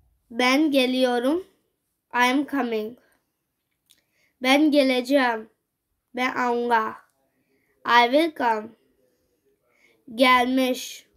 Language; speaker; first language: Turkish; non-native, fluent; Urdu